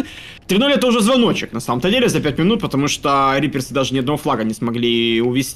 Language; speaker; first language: Russian; native; Russian